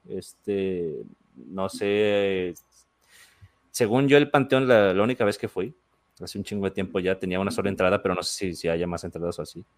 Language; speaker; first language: Spanish; native; Spanish